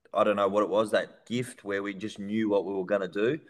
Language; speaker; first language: English; native; English